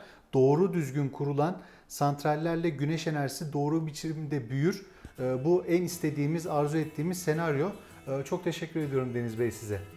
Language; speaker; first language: Turkish; native; Turkish